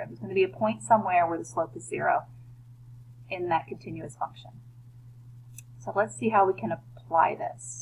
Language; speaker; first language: English; native; English